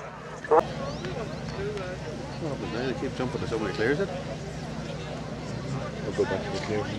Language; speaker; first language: English; native; English